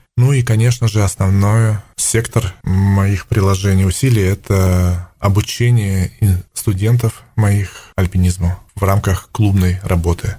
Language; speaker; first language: Russian; native; Russian